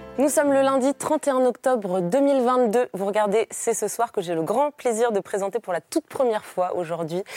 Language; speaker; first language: French; native; French